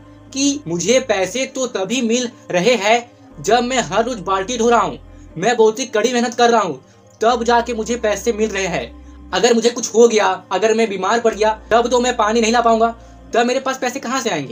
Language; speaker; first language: Hindi; native; Hindi